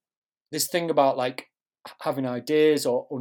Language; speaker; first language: English; native; English